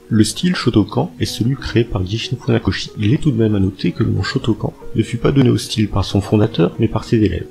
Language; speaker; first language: French; native; French